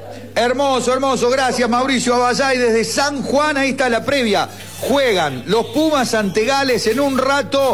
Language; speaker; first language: Spanish; native; Spanish